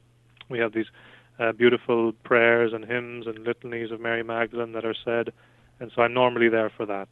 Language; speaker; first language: English; native; English